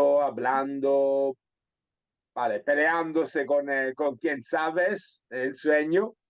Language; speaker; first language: Spanish; non-native, fluent; Italian